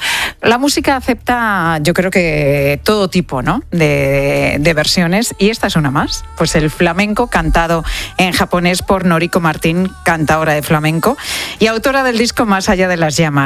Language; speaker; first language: Spanish; native; Spanish